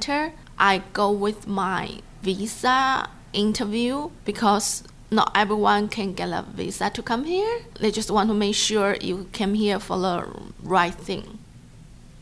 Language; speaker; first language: English; non-native, learner; Chinese